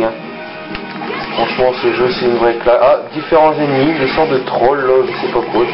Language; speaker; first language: French; native; French